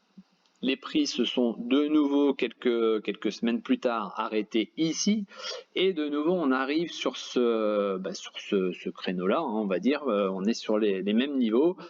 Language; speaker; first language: French; native; French